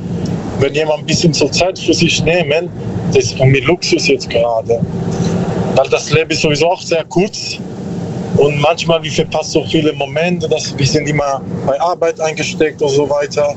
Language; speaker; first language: German; non-native, learner; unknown